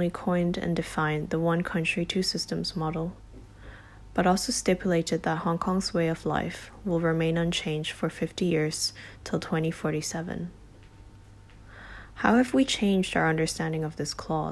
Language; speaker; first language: English; non-native, local second language; Cantonese